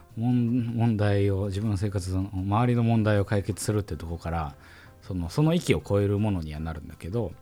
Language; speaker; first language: Japanese; non-native, fluent; German